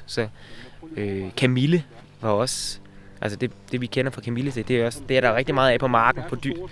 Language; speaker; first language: Danish; native; Danish